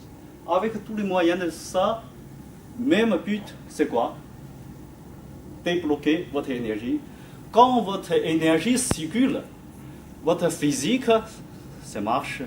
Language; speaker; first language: French; non-native, fluent; Chinese